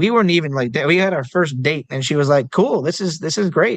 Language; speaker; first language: English; native; English